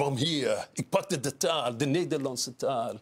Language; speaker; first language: Dutch; non-native, fluent; Persian